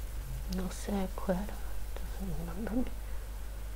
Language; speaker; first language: Spanish; non-native, learner; English